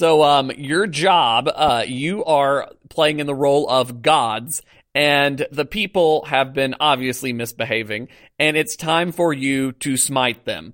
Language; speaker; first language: English; native; English